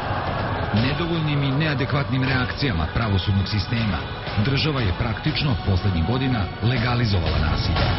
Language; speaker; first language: Serbian; native; Serbian